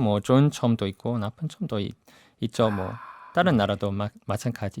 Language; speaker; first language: Korean; non-native, fluent; English